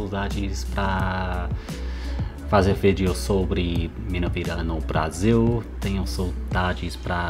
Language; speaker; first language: Portuguese; non-native, learner; English